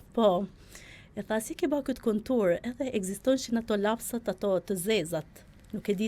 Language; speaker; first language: Albanian; early bilingual, heritage; Albanian